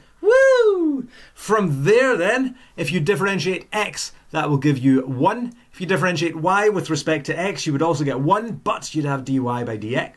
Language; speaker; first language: English; native; English